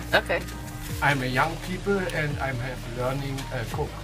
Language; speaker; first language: English; non-native, learner; German